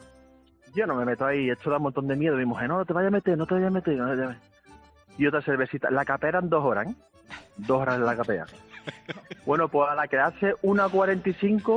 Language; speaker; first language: Spanish; native; Spanish